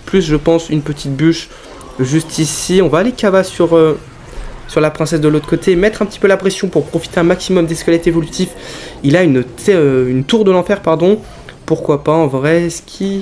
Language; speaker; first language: French; native; French